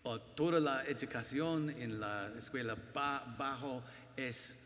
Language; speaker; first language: Spanish; non-native, learner; English